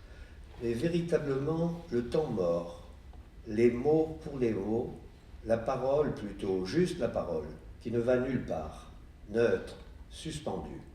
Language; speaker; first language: French; native; French